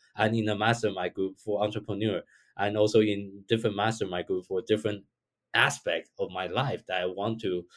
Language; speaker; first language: English; non-native, fluent; Chinese